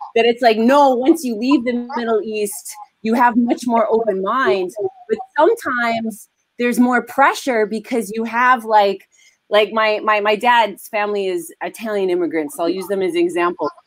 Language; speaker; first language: English; native; English